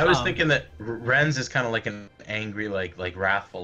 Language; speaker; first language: English; native; English